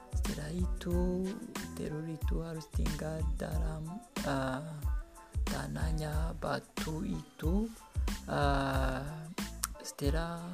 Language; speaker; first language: Indonesian; non-native, learner; Kinyarwanda